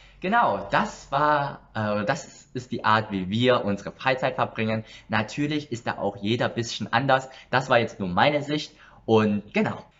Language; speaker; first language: German; early bilingual, other home language; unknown